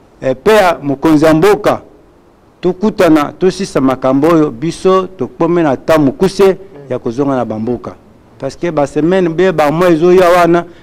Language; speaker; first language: Lingala; non-native, local second language; Luba-Lulua